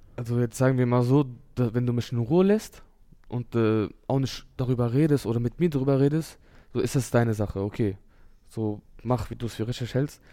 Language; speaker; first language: German; early bilingual, other home language; Urdu